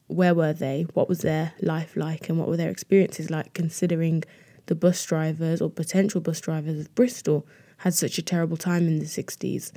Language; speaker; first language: English; native; English